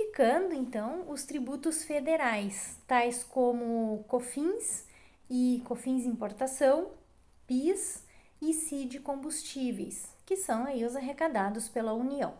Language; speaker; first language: Portuguese; native; Portuguese